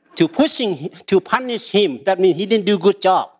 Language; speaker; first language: English; early bilingual, other home language; Lao